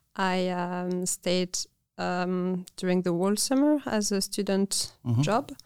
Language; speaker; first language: English; non-native, fluent; French